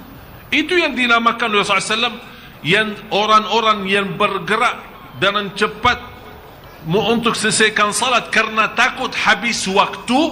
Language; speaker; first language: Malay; non-native, fluent; Arabic